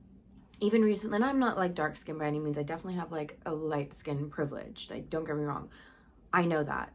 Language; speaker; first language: English; native; English